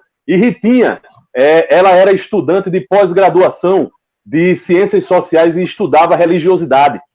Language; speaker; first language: Portuguese; native; Portuguese